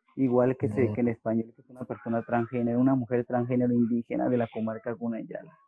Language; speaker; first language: Spanish; non-native, local second language; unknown